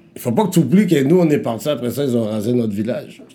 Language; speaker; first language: French; early bilingual, other home language; Rundi